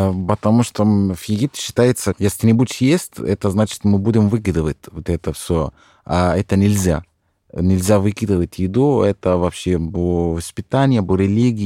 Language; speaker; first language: Russian; non-native, fluent; Arabic